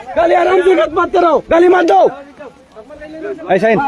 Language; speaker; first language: Hindi; non-native, learner; Bangla